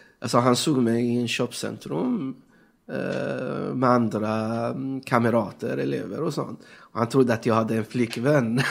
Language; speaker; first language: Swedish; non-native, fluent; Persian